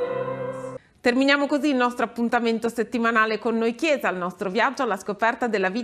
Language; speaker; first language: Italian; native; Italian